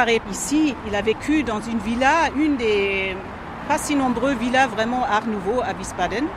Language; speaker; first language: French; non-native, fluent; German